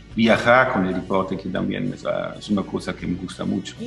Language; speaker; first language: Spanish; non-native, fluent; German